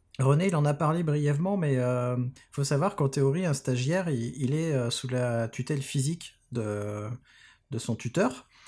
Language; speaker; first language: French; native; French